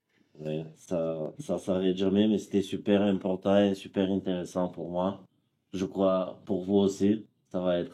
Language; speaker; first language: French; non-native, fluent; Bulgarian